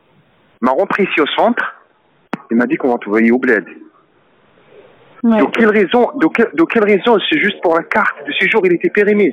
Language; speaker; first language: French; non-native, learner; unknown